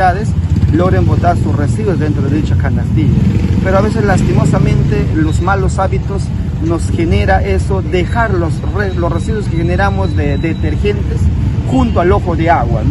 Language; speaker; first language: Spanish; native; Spanish